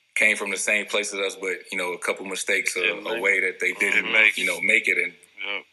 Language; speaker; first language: English; native; English